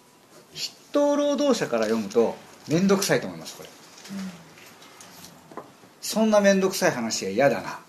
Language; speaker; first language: Japanese; native; Japanese